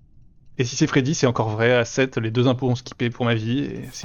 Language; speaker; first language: French; native; French